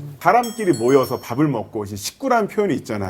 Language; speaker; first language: Korean; native; Korean